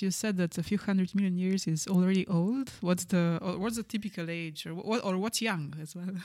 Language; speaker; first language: English; non-native, fluent; Slovenian